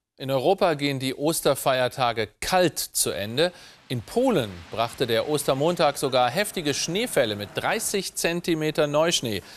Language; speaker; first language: German; native; German